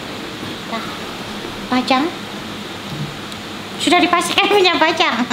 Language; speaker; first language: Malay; non-native, local second language; Javanese